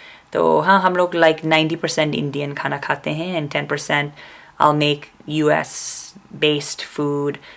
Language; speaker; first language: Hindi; non-native, fluent; English